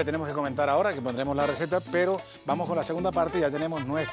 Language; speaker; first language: Spanish; native; Spanish